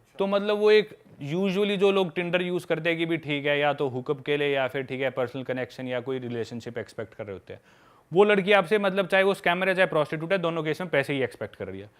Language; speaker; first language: Hindi; non-native, local second language; Punjabi